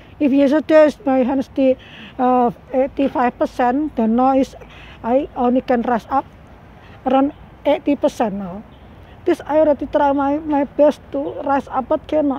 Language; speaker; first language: English; non-native, learner; Indonesian